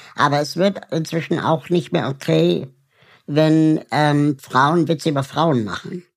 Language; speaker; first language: German; native; German